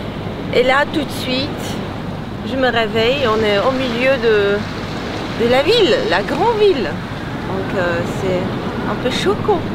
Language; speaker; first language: French; non-native, fluent; Polish